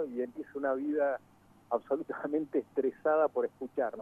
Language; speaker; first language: Spanish; native; Spanish